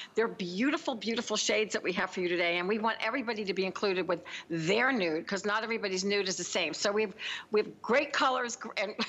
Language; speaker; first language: English; native; English